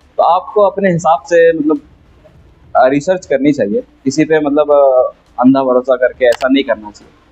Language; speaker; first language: Hindi; native; Hindi